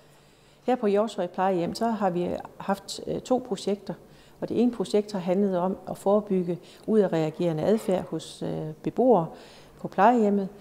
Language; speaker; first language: Danish; native; Danish